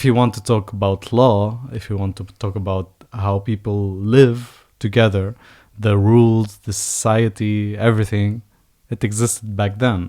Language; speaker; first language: English; non-native, fluent; Arabic